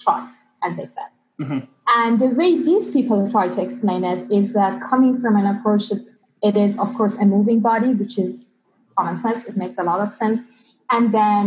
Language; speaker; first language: English; non-native, fluent; Persian